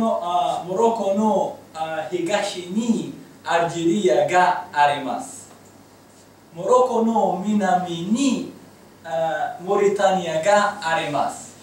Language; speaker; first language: Japanese; non-native, learner; Arabic